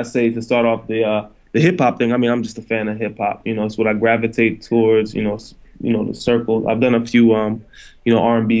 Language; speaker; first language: English; native; English